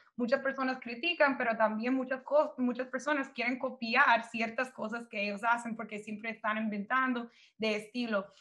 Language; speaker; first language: Spanish; non-native, fluent; English